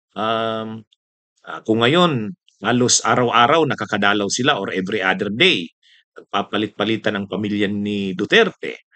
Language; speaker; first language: Filipino; non-native, local second language; Bikol